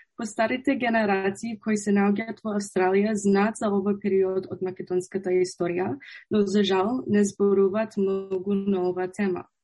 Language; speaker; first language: Macedonian; early bilingual, heritage; Macedonian